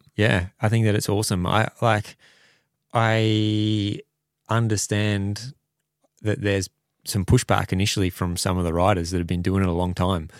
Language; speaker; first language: English; native; English